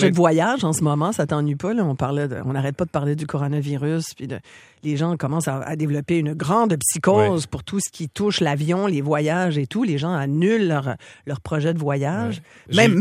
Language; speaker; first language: French; native; French